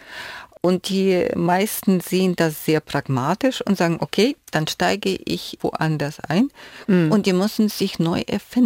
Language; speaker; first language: German; non-native, fluent; Ukrainian